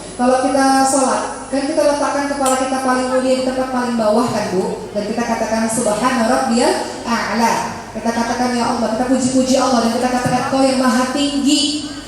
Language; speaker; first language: Indonesian; native; Indonesian